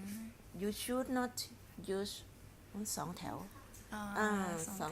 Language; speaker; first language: English; non-native, learner; Thai